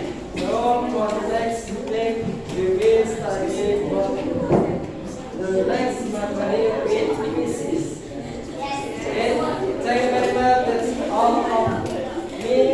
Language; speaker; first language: English; non-native, learner; Indonesian